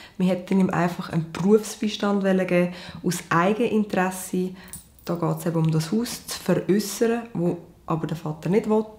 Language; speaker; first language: German; early bilingual, other home language; Portuguese